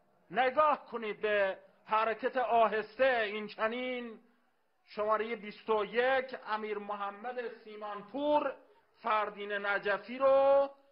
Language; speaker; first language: Persian; native; Persian